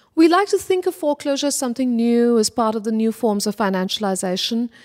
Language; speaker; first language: English; non-native, local second language; Bangla